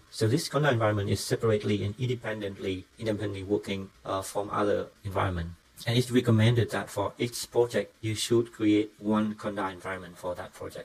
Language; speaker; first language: English; non-native, fluent; Vietnamese